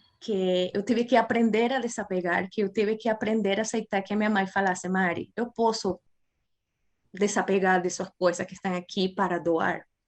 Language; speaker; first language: Portuguese; non-native, fluent; Spanish